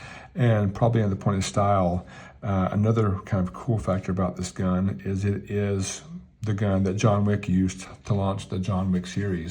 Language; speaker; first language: English; native; English